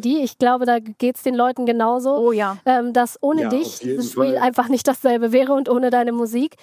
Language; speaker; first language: German; native; German